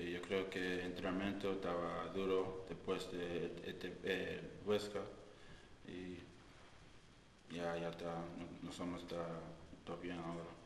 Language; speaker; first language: Spanish; non-native, learner; English